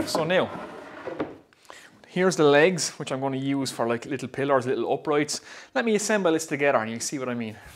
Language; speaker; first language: English; native; English